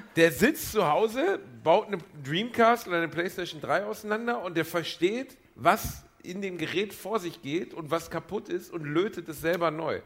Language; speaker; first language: German; native; German